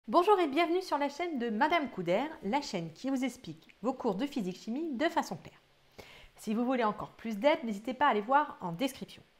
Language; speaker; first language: French; native; French